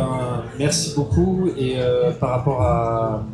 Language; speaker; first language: French; native; French